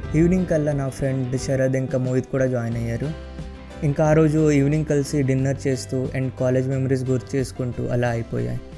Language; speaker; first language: Telugu; early bilingual, heritage; Telugu